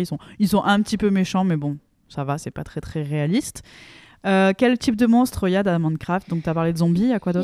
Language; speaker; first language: French; native; French